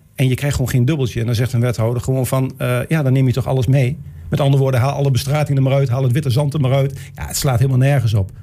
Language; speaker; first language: Dutch; native; Dutch